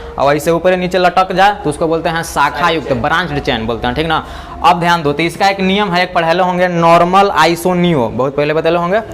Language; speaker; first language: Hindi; native; Hindi